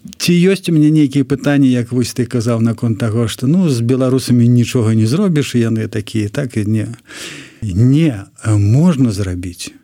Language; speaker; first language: Belarusian; non-native, local second language; Russian